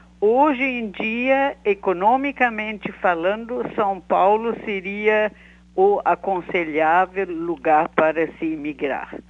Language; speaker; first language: Portuguese; early bilingual, other home language; German